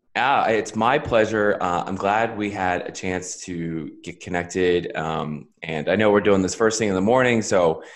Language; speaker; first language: English; native; English